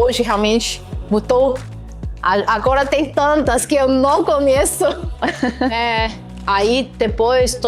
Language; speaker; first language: Portuguese; non-native, fluent; Chinese